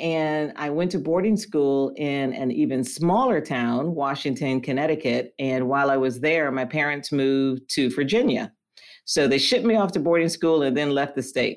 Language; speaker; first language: English; native; English